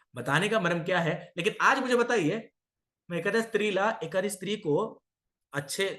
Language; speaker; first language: Hindi; non-native, local second language; Marathi